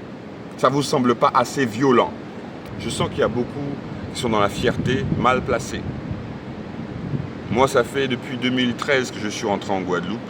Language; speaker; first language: French; native; French